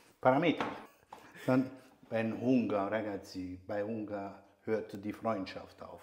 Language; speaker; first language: German; non-native, fluent; Italian